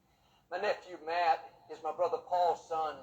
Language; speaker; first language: English; native; English